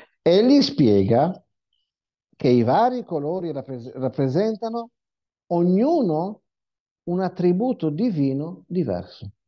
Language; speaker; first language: Italian; non-native, fluent; Hebrew